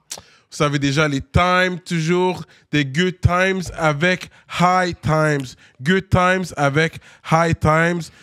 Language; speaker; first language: French; native; French